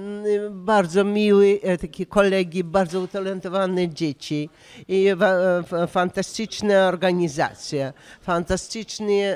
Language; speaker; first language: Polish; non-native, learner; Russian